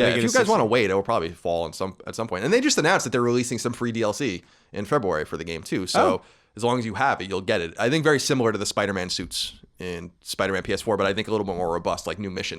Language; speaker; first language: English; native; English